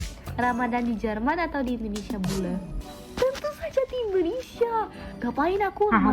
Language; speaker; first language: Indonesian; non-native, fluent; German